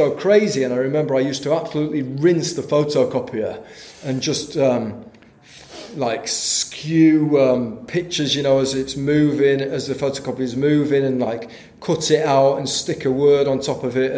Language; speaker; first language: English; native; English